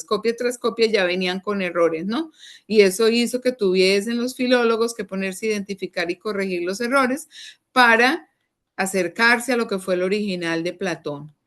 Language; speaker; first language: Spanish; native; Spanish